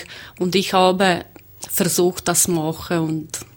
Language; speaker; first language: German; non-native, learner; Croatian